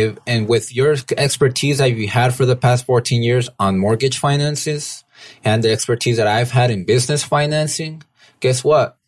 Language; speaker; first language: English; early bilingual, other home language; Spanish